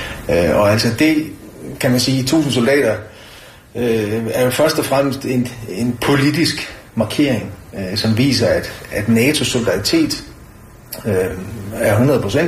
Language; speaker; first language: Danish; native; Danish